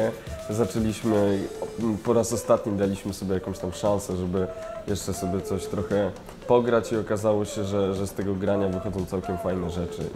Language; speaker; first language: Polish; native; Polish